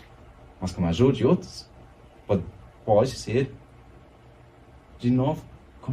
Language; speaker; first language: Portuguese; non-native, fluent; German